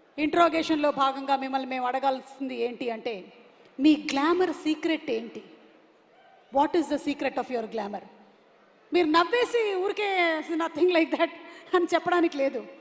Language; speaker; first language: Telugu; native; Telugu